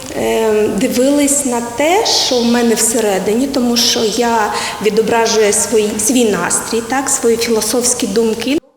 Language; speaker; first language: Ukrainian; native; Ukrainian